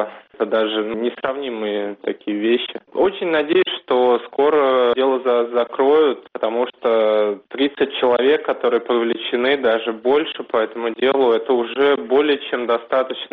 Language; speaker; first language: Russian; native; Russian